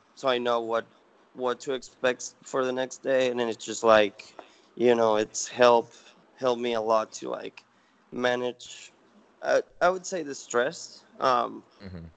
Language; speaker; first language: English; non-native, fluent; Spanish